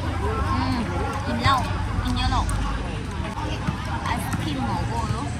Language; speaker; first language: Korean; non-native, learner; Thai